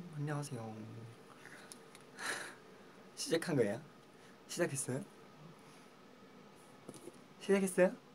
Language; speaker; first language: Korean; non-native, fluent; Chinese